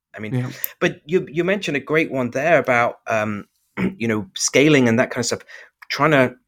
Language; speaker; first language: English; native; English